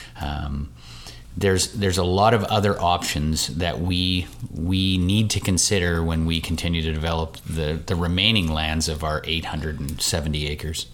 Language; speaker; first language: English; native; English